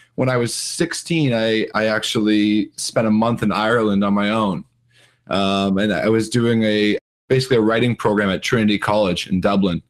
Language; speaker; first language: English; native; English